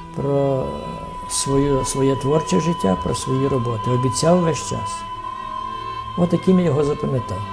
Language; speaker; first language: Ukrainian; native; Ukrainian